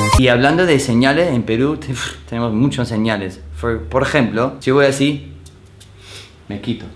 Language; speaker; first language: Spanish; non-native, fluent; English